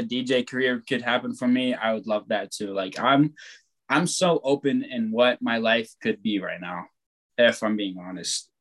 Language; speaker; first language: English; native; English